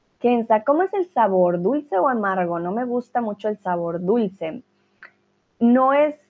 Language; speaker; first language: Spanish; native; Spanish